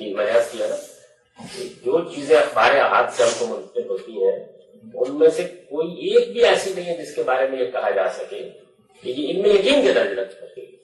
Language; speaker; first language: Urdu; non-native, local second language; Punjabi